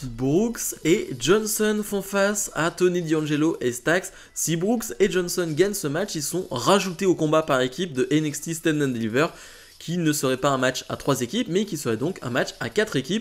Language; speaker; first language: French; native; French